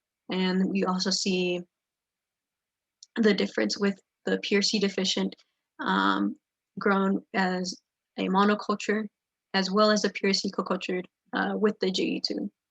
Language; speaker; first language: English; native; English